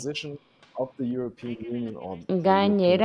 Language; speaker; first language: Basque; non-native, learner; German